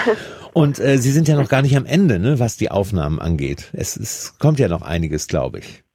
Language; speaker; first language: German; native; German